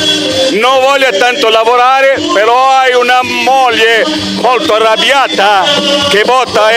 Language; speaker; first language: Italian; non-native, learner; Portuguese